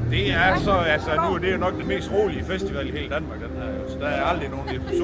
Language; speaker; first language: Danish; native; Danish